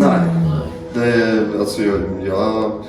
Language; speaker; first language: Swedish; native; Swedish